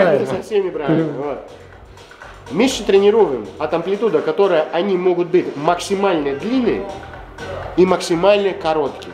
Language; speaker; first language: Russian; non-native, fluent; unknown